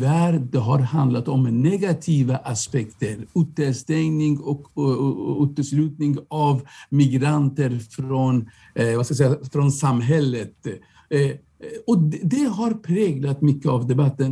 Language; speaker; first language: Swedish; non-native, fluent; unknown